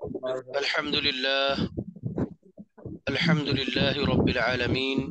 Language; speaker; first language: Arabic; non-native, fluent; Bangla